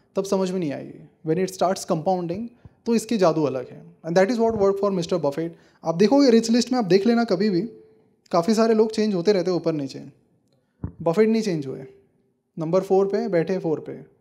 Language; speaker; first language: Hindi; non-native, local second language; Marathi